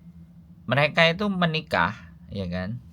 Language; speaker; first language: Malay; non-native, local second language; Javanese